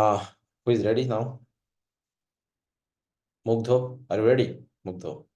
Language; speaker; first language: English; non-native, fluent; Bangla